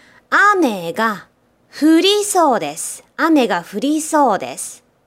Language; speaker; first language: Japanese; native; Japanese